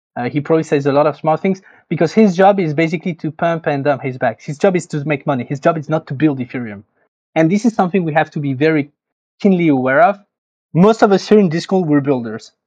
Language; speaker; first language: English; non-native, fluent; French